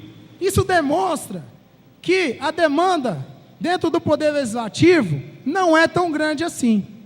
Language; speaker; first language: Portuguese; native; Portuguese